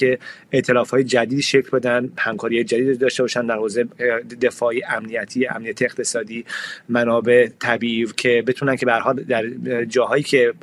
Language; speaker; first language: Persian; native; Persian